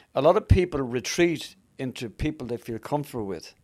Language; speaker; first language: English; native; English